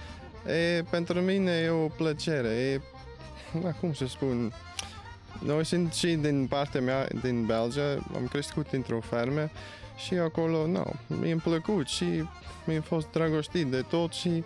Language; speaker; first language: Romanian; non-native, learner; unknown